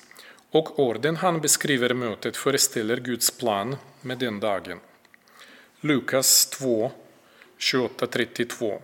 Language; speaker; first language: Swedish; non-native, fluent; Russian